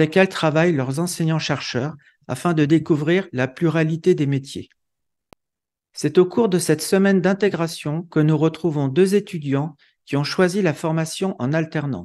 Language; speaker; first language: French; native; French